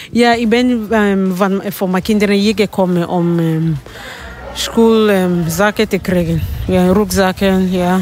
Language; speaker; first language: Dutch; non-native, learner; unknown